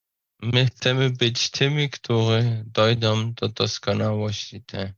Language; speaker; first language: Polish; non-native, learner; Slovak